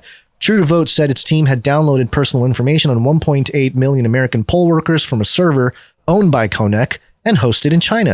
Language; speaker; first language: English; native; English